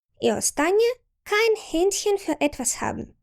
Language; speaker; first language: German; non-native, fluent; Ukrainian